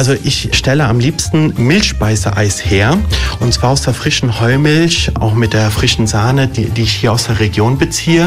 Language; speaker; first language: German; early bilingual, other home language; Italian